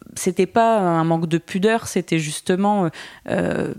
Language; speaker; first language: French; native; French